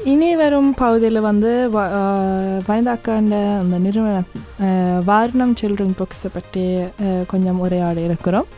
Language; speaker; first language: Tamil; early bilingual, other home language; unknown